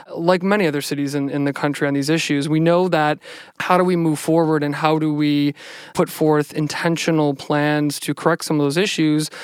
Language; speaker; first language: English; native; English